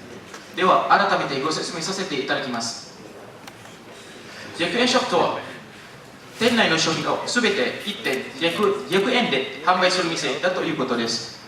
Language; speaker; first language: Japanese; non-native, learner; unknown